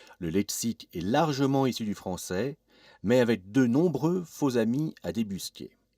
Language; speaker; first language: French; native; French